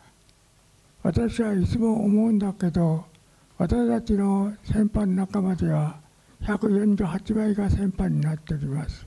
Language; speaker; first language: Japanese; non-native, local second language; Korean